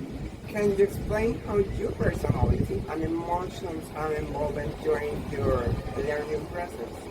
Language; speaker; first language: English; non-native, learner; Spanish